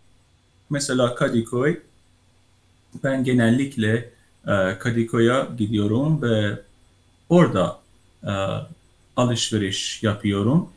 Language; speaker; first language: Turkish; non-native, learner; Persian